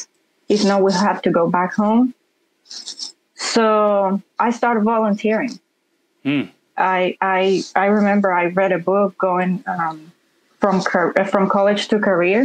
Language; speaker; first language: English; non-native, fluent; Spanish